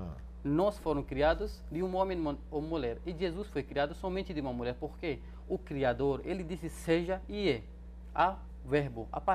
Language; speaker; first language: Portuguese; non-native, fluent; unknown